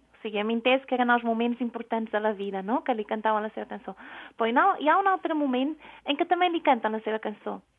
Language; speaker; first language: Catalan; non-native, fluent; Portuguese